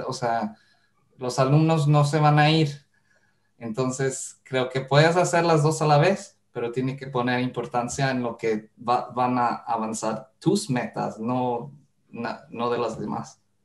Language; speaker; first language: Spanish; non-native, fluent; English